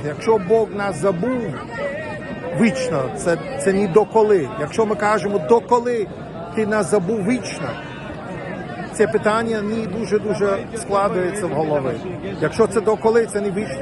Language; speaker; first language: Ukrainian; non-native, learner; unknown